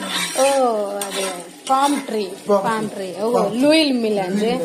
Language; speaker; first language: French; non-native, learner; Telugu